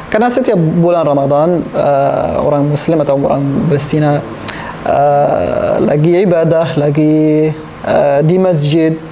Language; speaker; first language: Indonesian; non-native, learner; Arabic